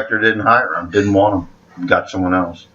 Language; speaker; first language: English; native; English